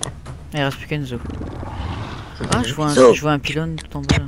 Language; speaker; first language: French; native; French